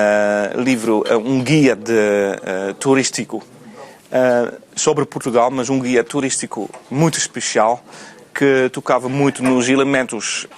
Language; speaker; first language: Portuguese; non-native, fluent; Dutch